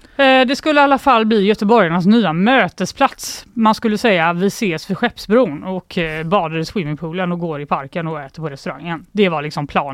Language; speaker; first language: Swedish; native; Swedish